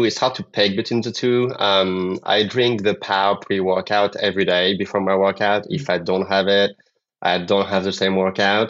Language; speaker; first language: English; non-native, fluent; French